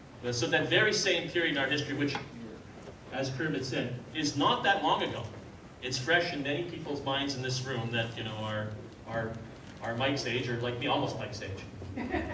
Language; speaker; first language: English; native; English